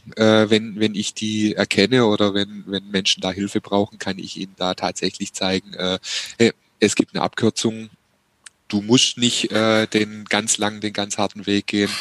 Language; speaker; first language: German; native; German